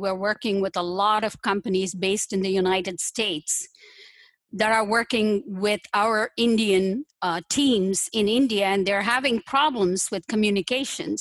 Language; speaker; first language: English; non-native, local second language; Tamil